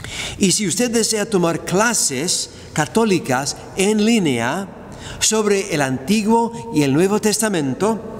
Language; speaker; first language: Spanish; non-native, fluent; English